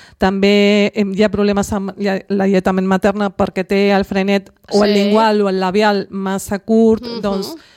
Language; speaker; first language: Catalan; non-native, local second language; Spanish